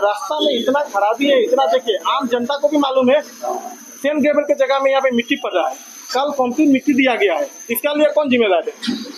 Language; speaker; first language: Hindi; non-native, local second language; Assamese